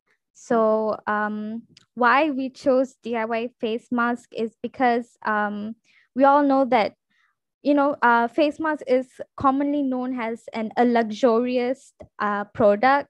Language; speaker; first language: English; non-native, local second language; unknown